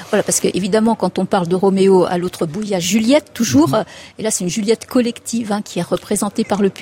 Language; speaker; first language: French; native; French